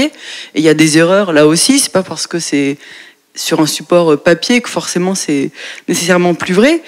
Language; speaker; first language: French; native; French